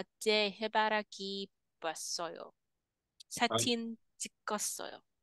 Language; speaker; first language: Korean; non-native, learner; Vietnamese